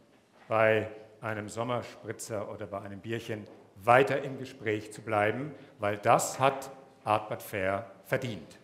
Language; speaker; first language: German; native; German